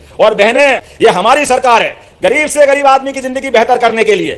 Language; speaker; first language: Hindi; native; Hindi